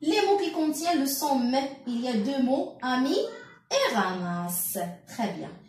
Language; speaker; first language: French; non-native, local second language; Arabic